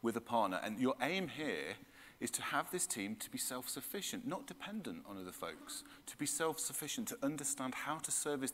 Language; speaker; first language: English; native; English